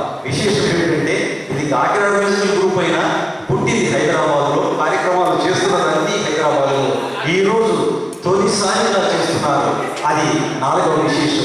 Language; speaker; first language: Telugu; native; Telugu